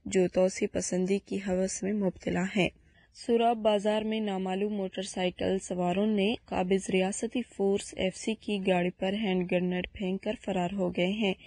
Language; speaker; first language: Urdu; non-native, local second language; Baluchi